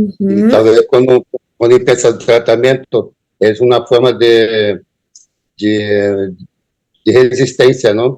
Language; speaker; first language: Spanish; non-native, learner; Portuguese